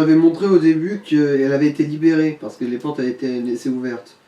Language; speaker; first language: French; native; French